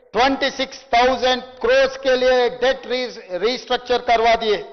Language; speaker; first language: Hindi; non-native, local second language; Telugu